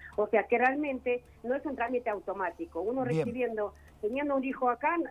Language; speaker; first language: Spanish; non-native, fluent; Russian